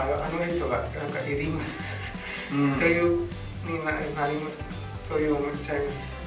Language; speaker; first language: Japanese; non-native, learner; Hindi